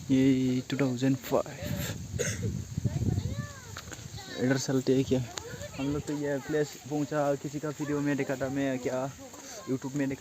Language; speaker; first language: Hindi; non-native, local second language; Assamese